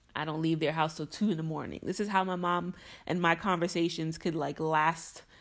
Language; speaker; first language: English; native; English